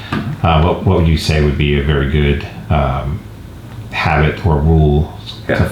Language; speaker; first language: English; native; English